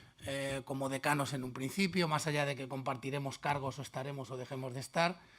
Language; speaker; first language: Spanish; native; Spanish